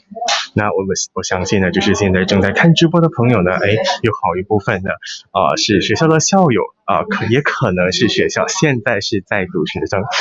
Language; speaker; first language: Chinese; native; Chinese